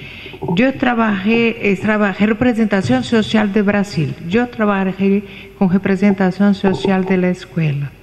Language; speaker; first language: Spanish; non-native, fluent; Portuguese